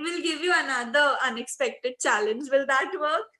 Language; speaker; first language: English; non-native, local second language; Hindi